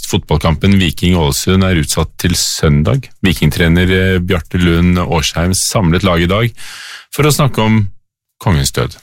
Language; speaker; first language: Norwegian; native; Norwegian